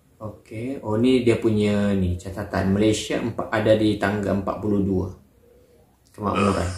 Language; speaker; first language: Malay; native; Malay